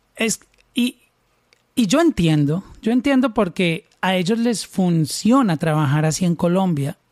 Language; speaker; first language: Spanish; native; Spanish